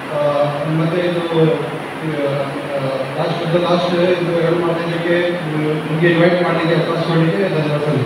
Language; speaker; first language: Kannada; non-native, learner; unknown